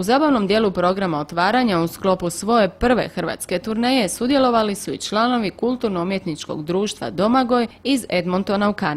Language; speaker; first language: Croatian; native; Croatian